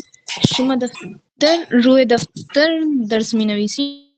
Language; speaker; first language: Persian; non-native, learner; Urdu